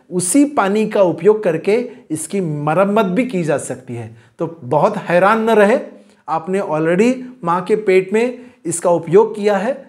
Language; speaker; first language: Hindi; non-native, local second language; Marathi